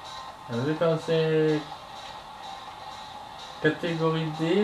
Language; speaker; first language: French; native; French